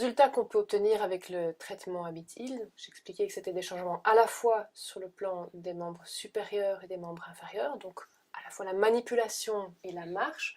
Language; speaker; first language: French; native; French